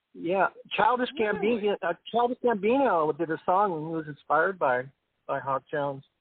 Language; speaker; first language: English; native; English